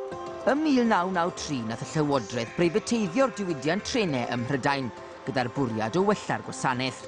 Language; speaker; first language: Welsh; native; Welsh